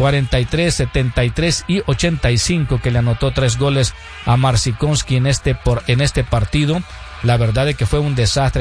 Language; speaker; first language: Spanish; native; Spanish